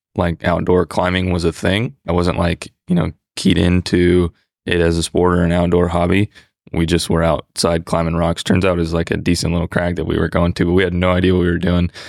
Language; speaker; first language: English; native; English